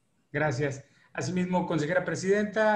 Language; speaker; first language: Spanish; native; Spanish